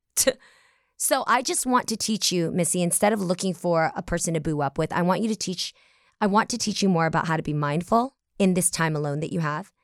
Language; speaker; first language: English; early bilingual, other home language; Vietnamese